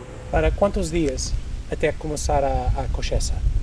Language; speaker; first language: Spanish; non-native, learner; English